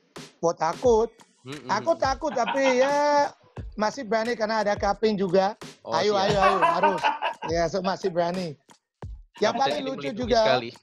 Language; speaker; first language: Indonesian; non-native, fluent; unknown